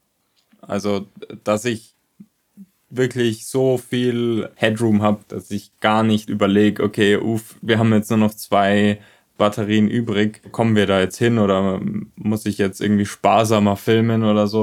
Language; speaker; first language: German; native; German